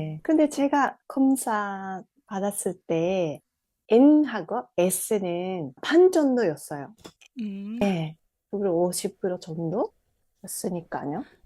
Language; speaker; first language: Korean; non-native, fluent; Japanese